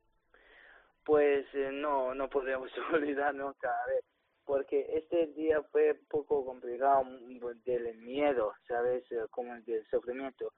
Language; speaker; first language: Spanish; non-native, learner; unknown